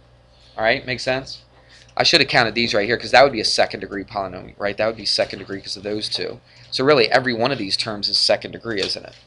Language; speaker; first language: English; native; English